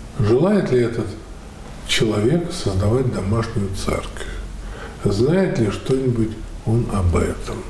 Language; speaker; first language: Russian; native; Russian